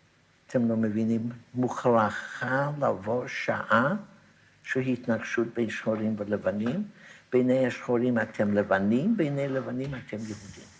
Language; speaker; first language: Hebrew; non-native, fluent; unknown